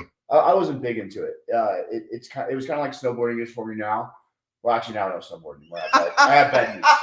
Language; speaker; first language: English; native; English